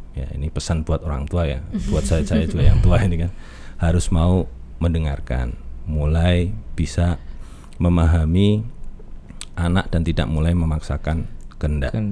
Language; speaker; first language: Indonesian; native; Indonesian